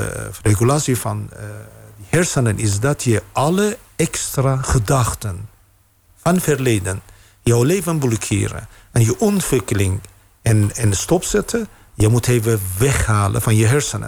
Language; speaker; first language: Dutch; non-native, fluent; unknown